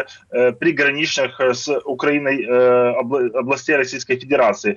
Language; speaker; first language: Russian; native; Russian